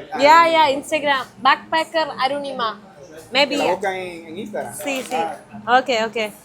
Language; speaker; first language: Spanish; non-native, learner; Malayalam